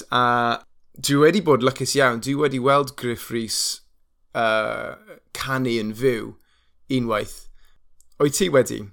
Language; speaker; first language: Welsh; non-native, learner; English